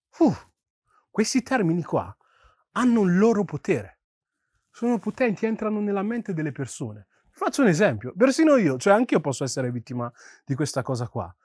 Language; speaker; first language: Italian; early bilingual, other home language; Yoruba